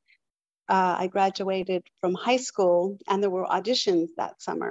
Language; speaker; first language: English; native; English